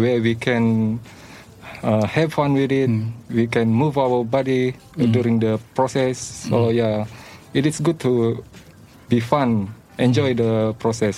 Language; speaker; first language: English; non-native, learner; Malay